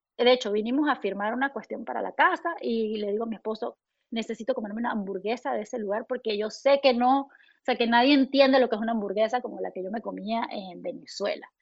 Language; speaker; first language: Spanish; native; Spanish